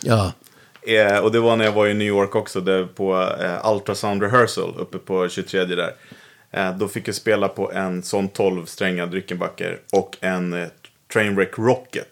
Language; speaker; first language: Swedish; native; Swedish